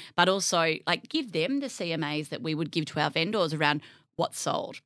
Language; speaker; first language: English; native; English